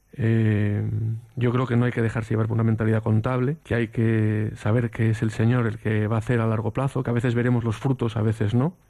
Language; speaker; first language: Spanish; native; Spanish